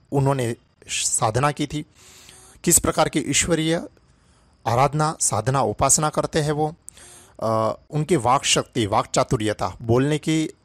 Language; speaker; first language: Hindi; non-native, local second language; Gujarati